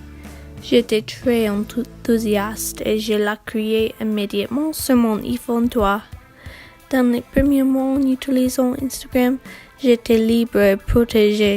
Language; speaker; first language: French; non-native, learner; English